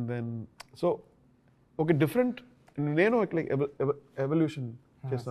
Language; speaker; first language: Telugu; non-native, learner; Tamil